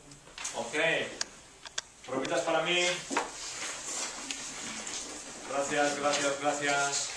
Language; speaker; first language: Spanish; non-native, learner; English